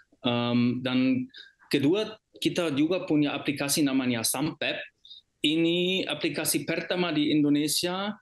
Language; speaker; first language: Indonesian; non-native, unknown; German